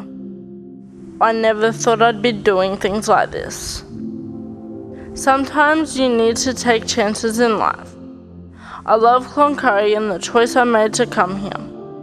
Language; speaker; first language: English; native; English